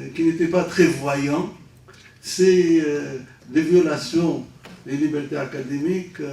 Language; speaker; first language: French; non-native, local second language; Arabic